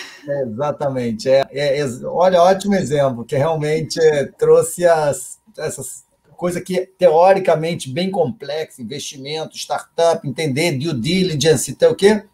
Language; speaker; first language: Portuguese; native; Portuguese